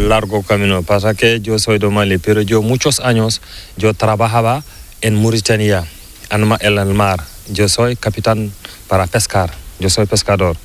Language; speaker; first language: Spanish; non-native, learner; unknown